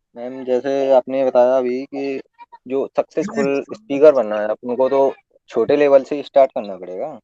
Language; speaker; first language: Hindi; native; Hindi